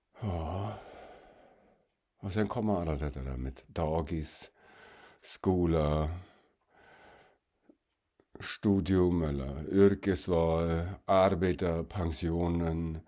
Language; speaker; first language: Swedish; non-native, fluent; German